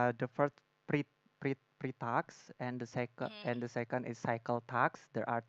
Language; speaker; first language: English; non-native, learner; Indonesian